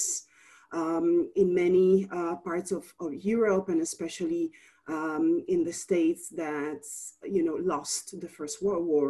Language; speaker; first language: English; non-native, fluent; Italian